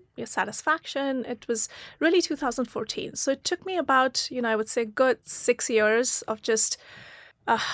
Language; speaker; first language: English; non-native, local second language; Hindi